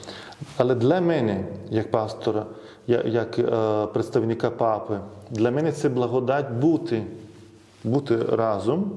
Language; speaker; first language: Ukrainian; non-native, fluent; Lithuanian